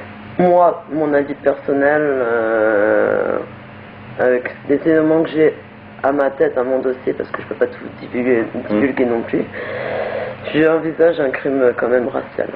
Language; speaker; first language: French; native; French